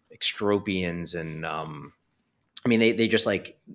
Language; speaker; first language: English; native; English